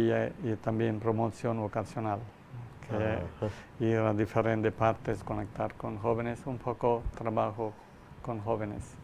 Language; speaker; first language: Spanish; non-native, learner; Malayalam